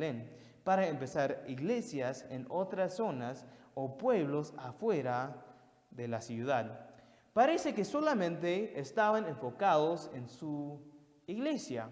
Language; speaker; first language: Spanish; non-native, fluent; English